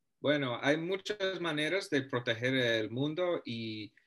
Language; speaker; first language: Spanish; non-native, fluent; English